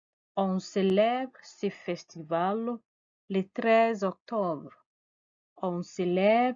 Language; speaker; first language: French; non-native, fluent; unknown